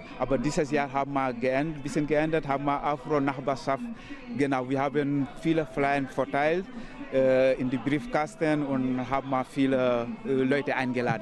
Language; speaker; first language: German; non-native, learner; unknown